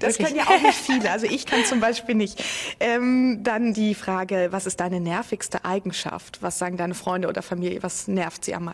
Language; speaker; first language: German; native; German